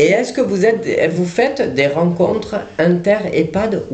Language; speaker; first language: French; native; French